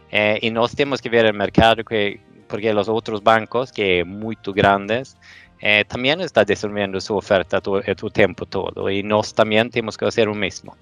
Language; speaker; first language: Portuguese; non-native, fluent; Swedish